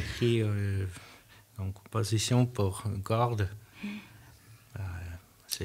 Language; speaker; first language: French; non-native, learner; Armenian